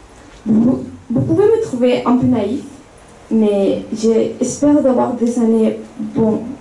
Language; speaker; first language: French; non-native, fluent; Spanish